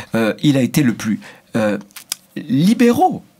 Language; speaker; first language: French; native; French